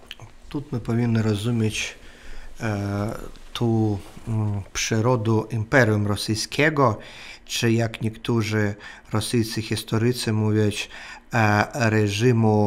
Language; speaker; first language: Polish; non-native, learner; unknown